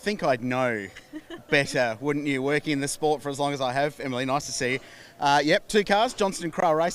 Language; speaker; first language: English; native; English